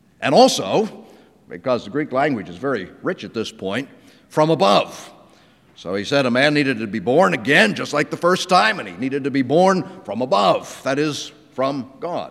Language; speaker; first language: English; native; English